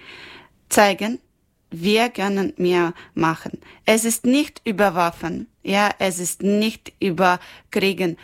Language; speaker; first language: German; non-native, learner; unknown